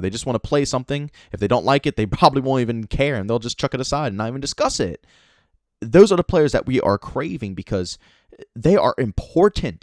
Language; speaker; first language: English; native; English